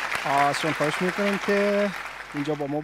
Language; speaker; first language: Persian; native; Persian